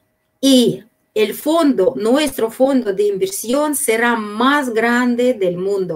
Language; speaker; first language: Spanish; non-native, fluent; Russian